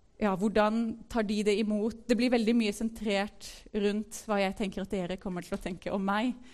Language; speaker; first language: Norwegian; native; Norwegian